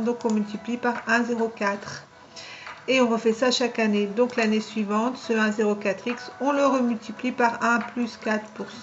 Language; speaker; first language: French; native; French